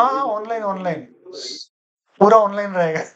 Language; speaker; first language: Hindi; native; Hindi